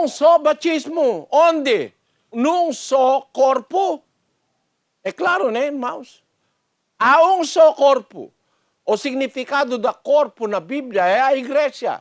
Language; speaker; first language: Portuguese; non-native, learner; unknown